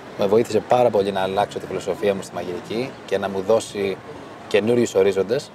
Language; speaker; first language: Greek; native; Greek